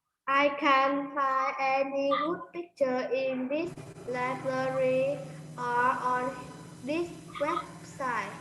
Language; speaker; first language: English; non-native, learner; Vietnamese